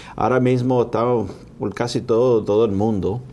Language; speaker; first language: Spanish; early bilingual, heritage; Spanish